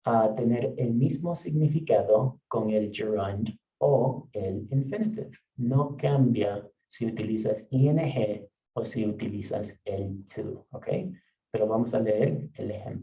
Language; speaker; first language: Spanish; non-native, fluent; English